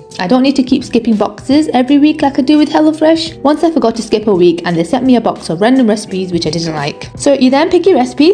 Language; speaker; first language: English; native; English